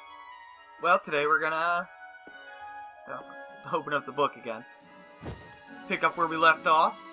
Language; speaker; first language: English; native; English